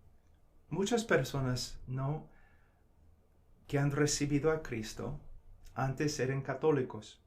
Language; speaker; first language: Spanish; non-native, fluent; English